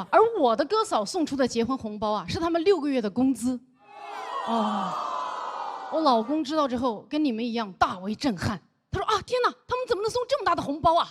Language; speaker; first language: Chinese; native; Chinese